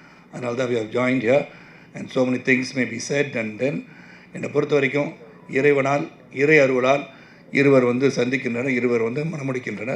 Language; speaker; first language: Tamil; native; Tamil